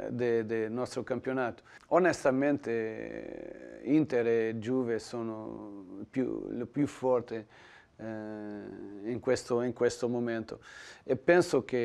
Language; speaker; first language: Italian; non-native, learner; Portuguese